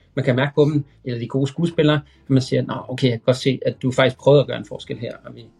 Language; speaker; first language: Danish; native; Danish